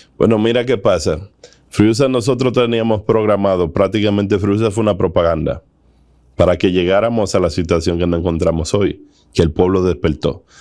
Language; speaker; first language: Spanish; native; Spanish